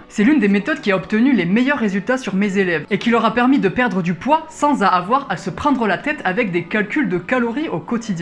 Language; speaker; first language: French; native; French